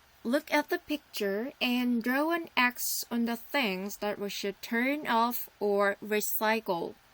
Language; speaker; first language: English; non-native, fluent; Korean